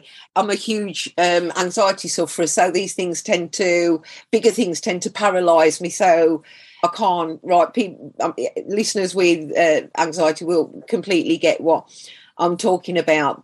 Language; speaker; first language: English; native; English